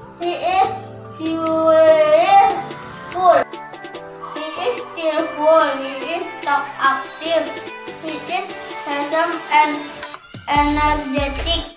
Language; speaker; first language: English; non-native, learner; Indonesian